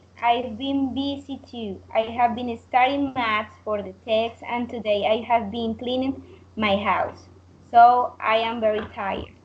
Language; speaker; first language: English; non-native, learner; Spanish